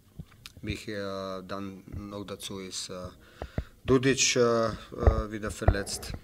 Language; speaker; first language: German; non-native, fluent; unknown